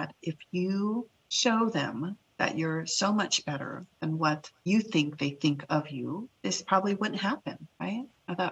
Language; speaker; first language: English; early bilingual, other home language; Lao